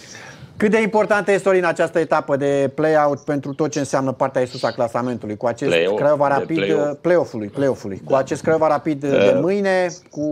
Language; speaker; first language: Romanian; native; Romanian